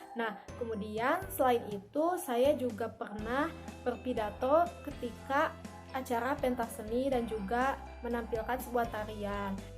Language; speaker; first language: Indonesian; native; Indonesian